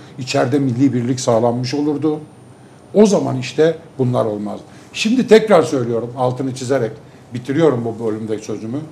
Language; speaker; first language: Turkish; native; Turkish